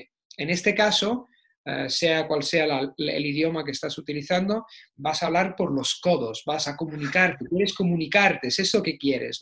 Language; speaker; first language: Spanish; non-native, fluent; Italian